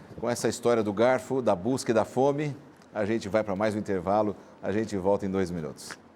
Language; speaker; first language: Portuguese; native; Portuguese